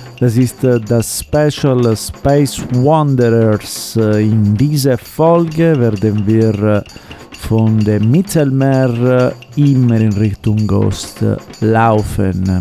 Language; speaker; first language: German; non-native, learner; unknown